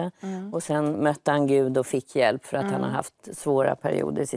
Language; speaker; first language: Swedish; native; Swedish